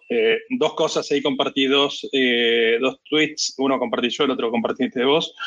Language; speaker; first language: Spanish; native; Spanish